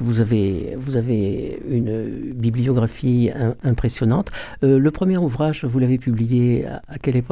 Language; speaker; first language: French; native; French